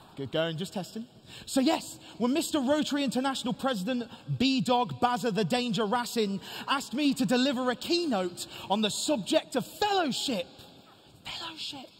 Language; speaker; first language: English; native; English